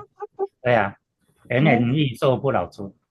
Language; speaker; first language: Chinese; native; Chinese